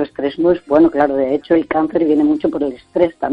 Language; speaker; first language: Spanish; native; Spanish